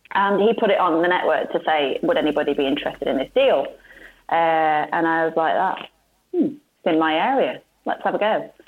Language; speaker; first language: English; native; English